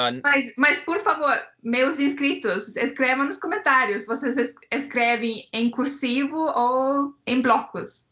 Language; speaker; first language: Portuguese; non-native, fluent; Estonian